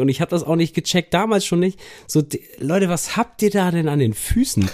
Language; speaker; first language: German; native; German